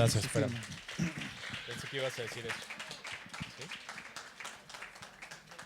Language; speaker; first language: Spanish; native; Spanish